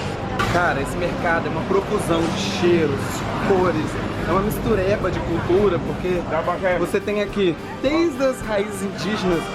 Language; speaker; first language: Portuguese; native; Portuguese